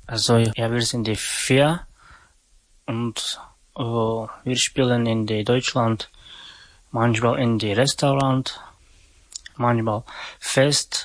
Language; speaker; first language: German; non-native, learner; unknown